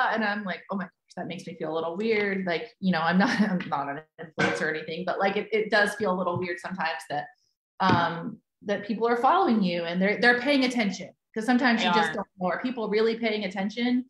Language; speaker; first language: English; native; English